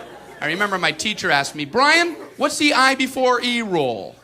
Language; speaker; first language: English; native; English